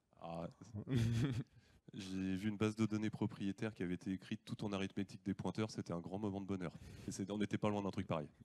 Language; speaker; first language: French; native; French